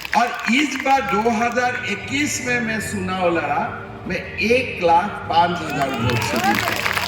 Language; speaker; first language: Hindi; non-native, local second language; Assamese